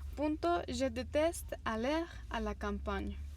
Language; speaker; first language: French; non-native, fluent; Spanish